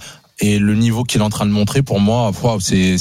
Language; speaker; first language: French; native; French